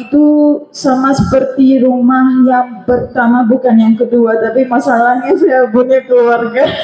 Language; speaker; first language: Indonesian; non-native, fluent; Arabic